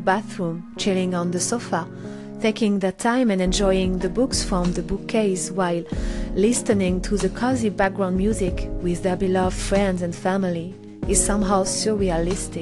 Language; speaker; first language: English; non-native, fluent; French